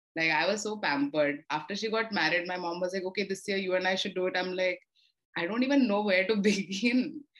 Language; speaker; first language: English; non-native, local second language; Telugu